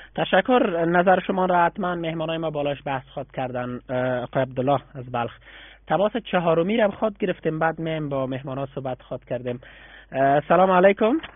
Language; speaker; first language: Persian; native; Persian